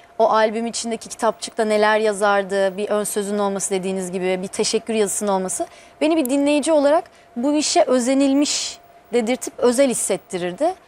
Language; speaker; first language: Turkish; native; Turkish